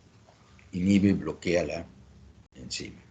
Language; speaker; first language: Spanish; native; Spanish